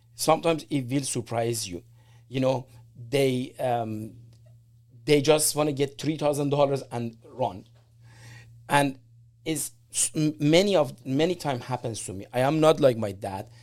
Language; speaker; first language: English; non-native, fluent; Persian